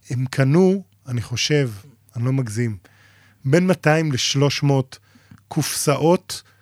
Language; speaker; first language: Hebrew; native; Hebrew